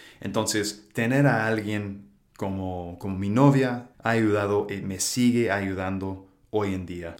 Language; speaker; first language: Spanish; non-native, fluent; English